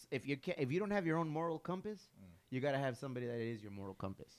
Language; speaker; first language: English; early bilingual, other home language; Spanish